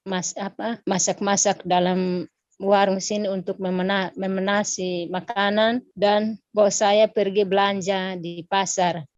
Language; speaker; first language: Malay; non-native, local second language; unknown